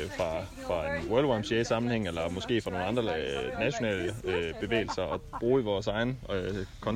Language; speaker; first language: Danish; native; Danish